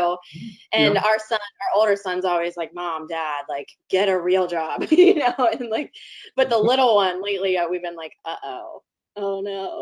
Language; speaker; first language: English; native; English